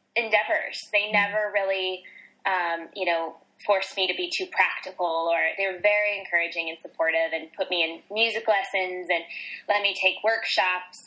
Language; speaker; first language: English; native; English